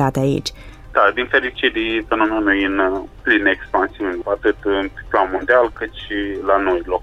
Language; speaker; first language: Romanian; native; Romanian